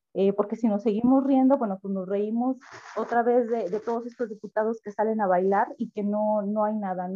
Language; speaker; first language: Spanish; native; Spanish